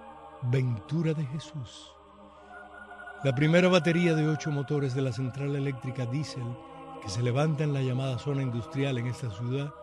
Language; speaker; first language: Spanish; native; Spanish